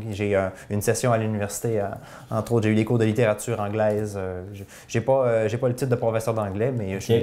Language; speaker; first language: French; native; French